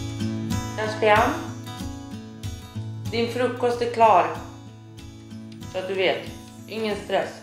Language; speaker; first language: Swedish; native; Swedish